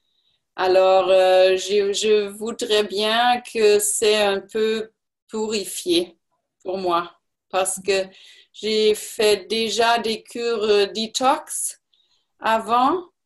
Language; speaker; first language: French; non-native, learner; German